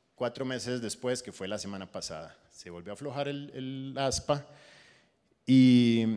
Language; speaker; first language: Spanish; native; Spanish